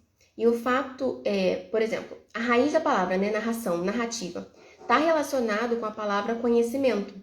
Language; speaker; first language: Portuguese; native; Portuguese